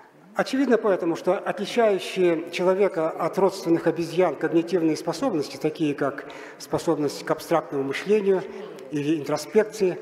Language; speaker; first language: Russian; native; Russian